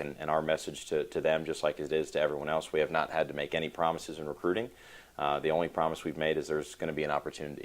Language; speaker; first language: English; native; English